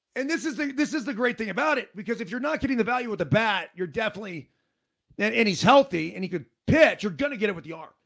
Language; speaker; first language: English; native; English